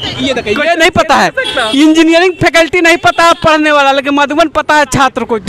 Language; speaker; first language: Hindi; native; Hindi